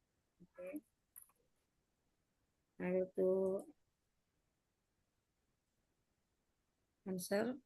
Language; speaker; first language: English; non-native, learner; Indonesian